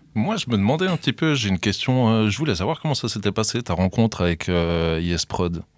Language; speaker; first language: French; native; French